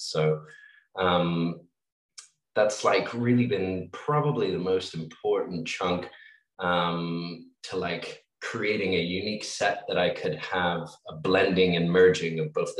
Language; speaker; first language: English; native; English